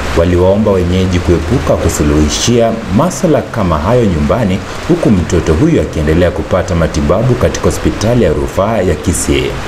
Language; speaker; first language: Swahili; non-native, local second language; Gusii